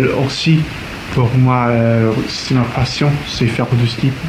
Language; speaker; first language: French; non-native, learner; English